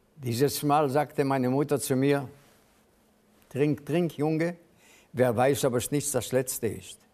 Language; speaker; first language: German; non-native, fluent; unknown